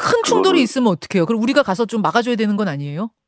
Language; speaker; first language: Korean; native; Korean